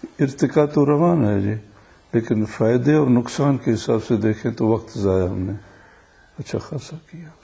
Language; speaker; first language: Urdu; non-native, local second language; Baluchi